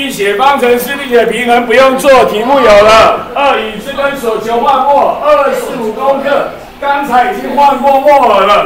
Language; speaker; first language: Chinese; native; Chinese